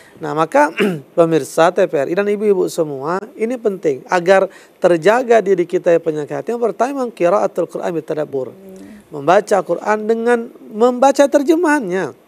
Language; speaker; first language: Indonesian; native; Indonesian